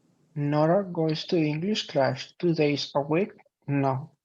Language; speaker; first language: English; non-native, learner; Spanish